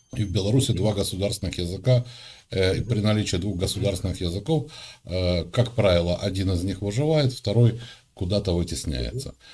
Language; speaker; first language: Russian; native; Russian